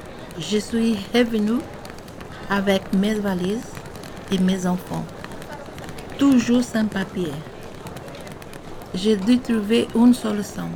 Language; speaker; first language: French; non-native, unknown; Portuguese